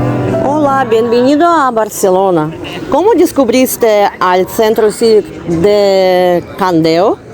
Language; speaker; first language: Spanish; non-native, learner; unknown